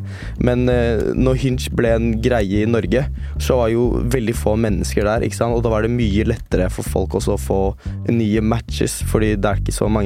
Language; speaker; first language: Norwegian; early bilingual, other home language; Turkish